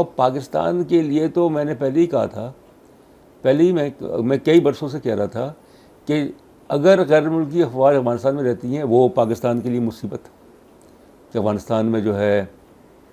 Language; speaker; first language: Urdu; native; Urdu